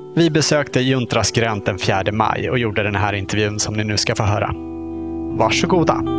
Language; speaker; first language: Swedish; native; Swedish